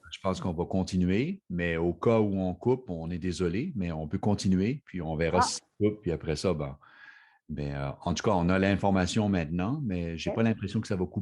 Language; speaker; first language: French; native; French